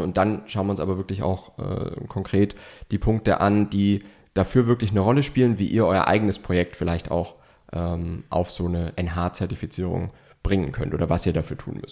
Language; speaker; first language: German; native; German